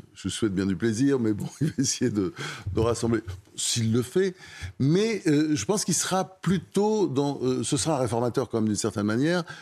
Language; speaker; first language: French; native; French